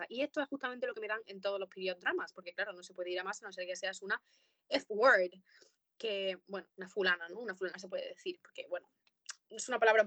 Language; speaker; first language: Spanish; native; Spanish